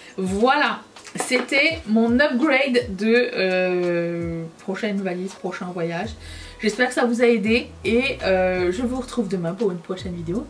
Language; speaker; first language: French; native; French